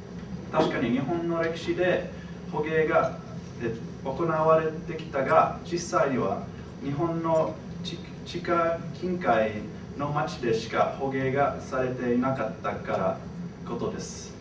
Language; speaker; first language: Japanese; non-native, fluent; English